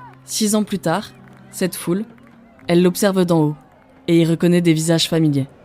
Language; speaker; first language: French; native; French